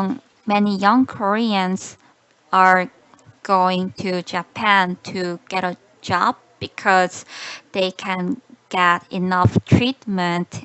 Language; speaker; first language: English; non-native, learner; Korean